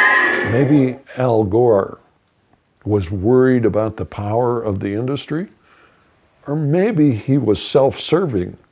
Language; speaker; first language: English; native; English